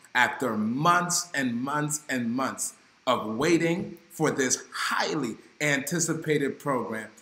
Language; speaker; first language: English; native; English